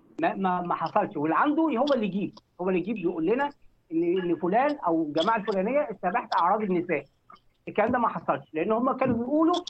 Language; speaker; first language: Arabic; native; Arabic